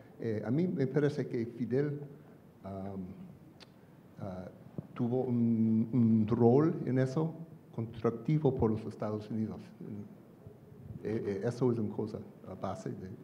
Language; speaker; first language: Spanish; non-native, learner; English